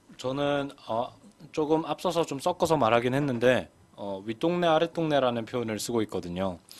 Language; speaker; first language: Korean; native; Korean